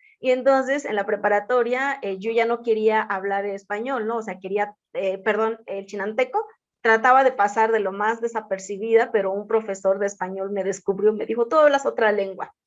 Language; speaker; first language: Spanish; non-native, local second language; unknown